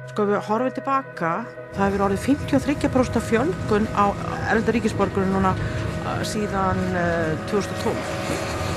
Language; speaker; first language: Icelandic; native; Icelandic